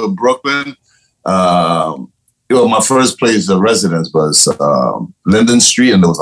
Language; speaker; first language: English; non-native, fluent; Spanish